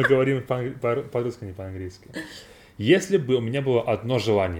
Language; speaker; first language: Russian; non-native, learner; English